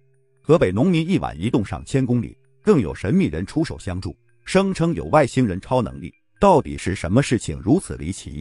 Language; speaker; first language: Chinese; native; Chinese